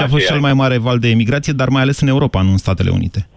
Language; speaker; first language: Romanian; native; Romanian